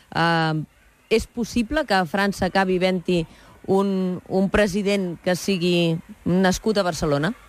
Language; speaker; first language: Catalan; native; Catalan